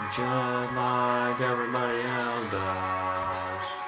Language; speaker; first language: English; non-native, fluent; Dutch